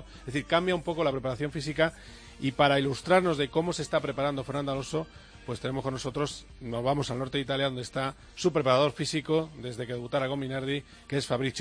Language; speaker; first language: Spanish; native; Spanish